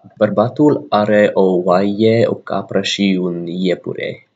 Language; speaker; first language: Romanian; non-native, learner; English